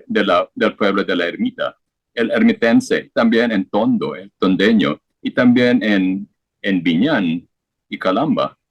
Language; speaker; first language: Spanish; non-native, fluent; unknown